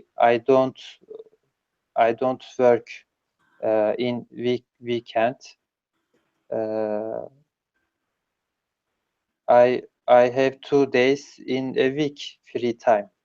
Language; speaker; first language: English; non-native, learner; Turkish